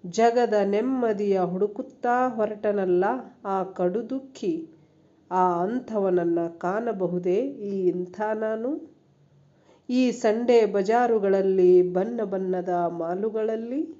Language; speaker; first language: Kannada; native; Kannada